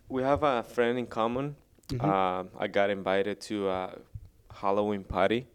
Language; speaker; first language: English; non-native, fluent; Spanish